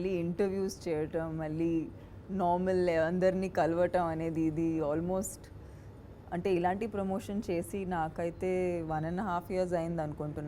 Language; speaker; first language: Telugu; non-native, fluent; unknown